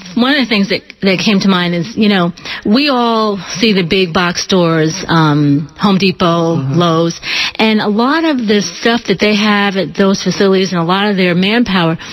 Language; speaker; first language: English; native; English